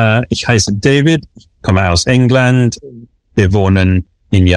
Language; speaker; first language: German; non-native, fluent; English